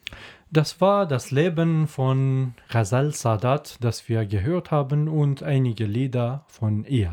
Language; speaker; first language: German; non-native, learner; Persian